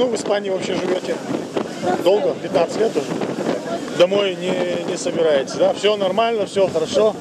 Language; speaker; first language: Russian; native; Russian